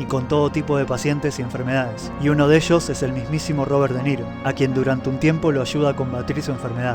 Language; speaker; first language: Spanish; native; Spanish